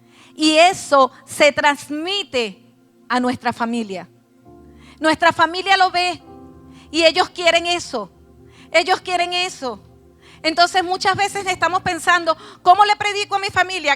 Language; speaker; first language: Spanish; native; Spanish